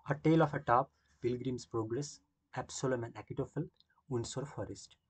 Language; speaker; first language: English; non-native, local second language; Bangla